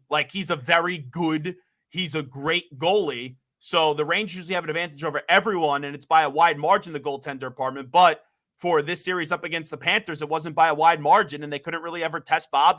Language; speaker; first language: English; native; English